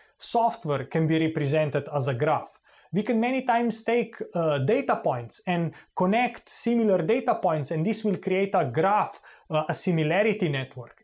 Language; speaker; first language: English; non-native, fluent; Slovenian